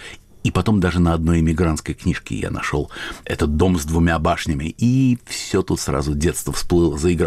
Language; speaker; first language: Russian; native; Russian